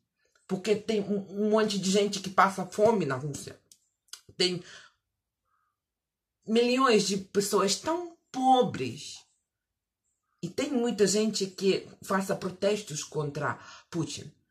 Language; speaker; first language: Portuguese; non-native, fluent; Russian